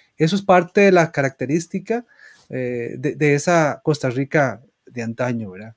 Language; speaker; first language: Spanish; native; Spanish